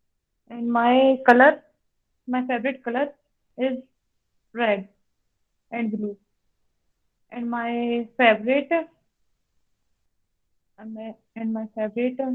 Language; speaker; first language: English; non-native, learner; Hindi